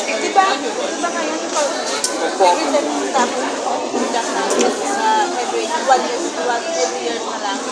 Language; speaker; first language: Filipino; non-native, local second language; Hiligaynon